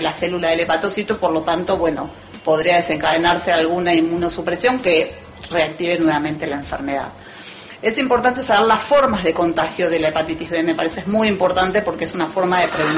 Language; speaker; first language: Spanish; native; Spanish